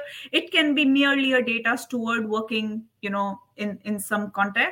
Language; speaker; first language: English; non-native, local second language; Hindi